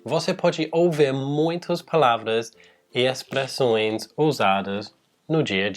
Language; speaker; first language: Portuguese; non-native, fluent; English